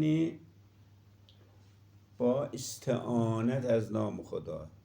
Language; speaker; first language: Persian; non-native, local second language; Azerbaijani